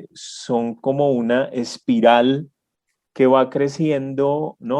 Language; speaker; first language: Spanish; native; Spanish